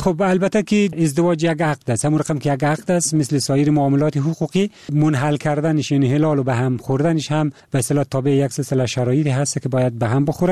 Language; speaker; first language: Persian; native; Persian